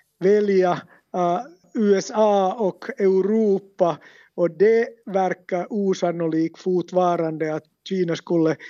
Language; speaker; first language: Swedish; non-native, local second language; Finnish